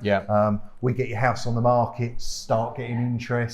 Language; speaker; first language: English; native; English